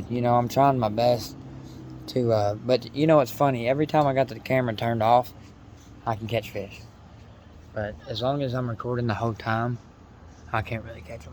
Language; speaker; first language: English; native; English